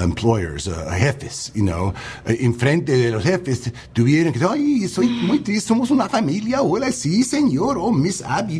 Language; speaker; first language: Spanish; non-native, learner; English